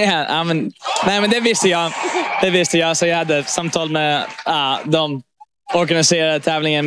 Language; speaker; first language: Swedish; early bilingual, heritage; English